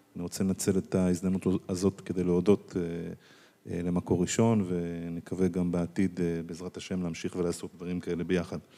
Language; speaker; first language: Hebrew; native; Hebrew